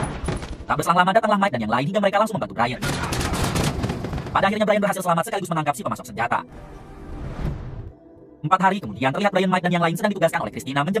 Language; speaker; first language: Indonesian; native; Indonesian